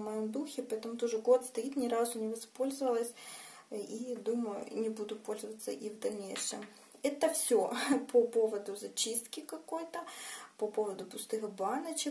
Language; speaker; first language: Russian; native; Russian